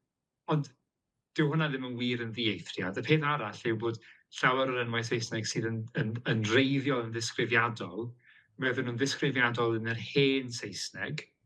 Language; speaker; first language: Welsh; native; Welsh